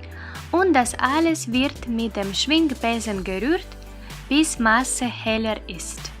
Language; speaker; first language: German; non-native, fluent; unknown